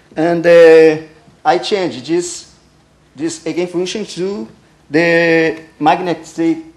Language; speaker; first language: English; non-native, learner; Portuguese